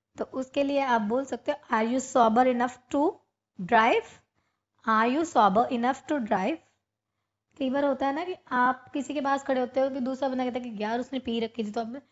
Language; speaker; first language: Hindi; non-native, local second language; Punjabi